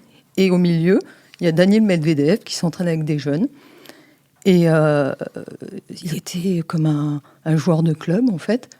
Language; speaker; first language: French; native; French